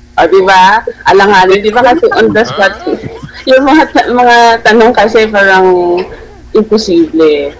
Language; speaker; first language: Filipino; non-native, local second language; Hiligaynon